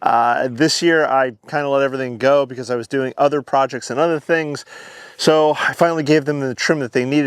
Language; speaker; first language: English; native; English